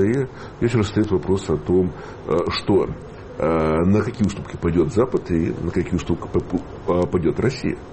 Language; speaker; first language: Russian; native; Russian